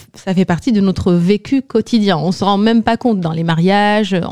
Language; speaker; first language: French; non-native, local second language; Kabyle